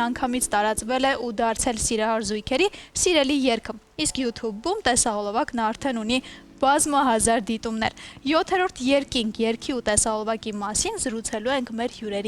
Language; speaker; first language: Armenian; native; Armenian